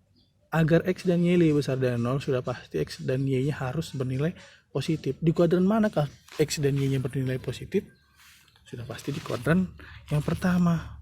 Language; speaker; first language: Indonesian; native; Indonesian